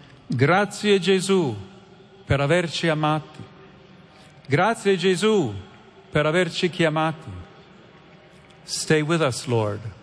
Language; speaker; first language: Italian; non-native, fluent; English